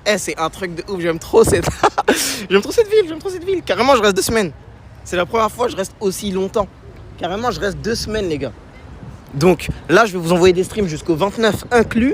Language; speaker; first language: French; native; French